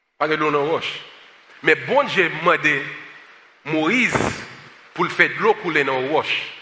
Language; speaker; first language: French; non-native, local second language; Haitian Creole